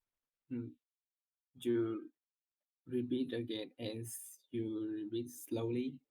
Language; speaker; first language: English; non-native, learner; Vietnamese